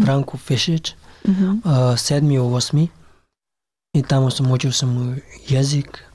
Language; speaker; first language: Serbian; non-native, learner; Pashto